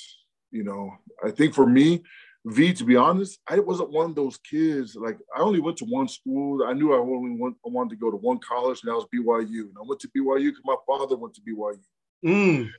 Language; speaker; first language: English; native; English